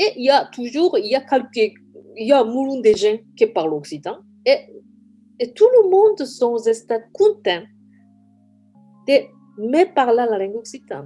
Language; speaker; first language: French; non-native, fluent; Japanese